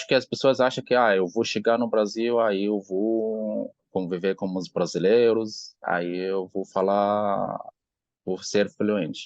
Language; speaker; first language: Portuguese; non-native, learner; Arabic